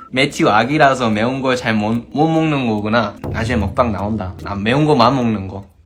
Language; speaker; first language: Korean; early bilingual, heritage; Korean